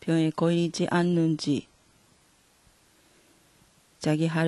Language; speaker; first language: Korean; non-native, fluent; Japanese